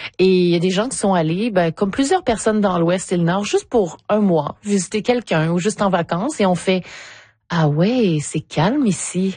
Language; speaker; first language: French; native; French